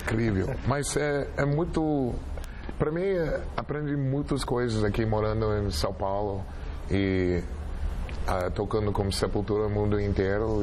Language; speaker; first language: Portuguese; non-native, learner; English